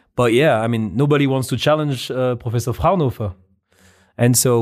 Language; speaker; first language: English; non-native, fluent; French